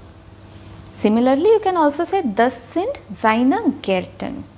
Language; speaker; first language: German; non-native, fluent; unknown